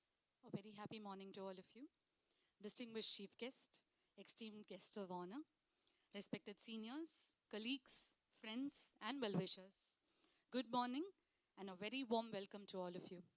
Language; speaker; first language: English; non-native, local second language; Tamil